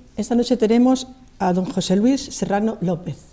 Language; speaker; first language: Spanish; native; Spanish